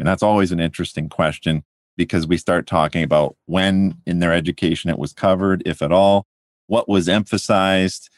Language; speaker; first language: English; native; English